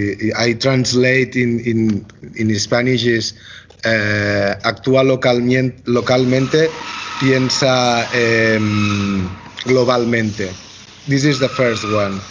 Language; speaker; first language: English; non-native, learner; Catalan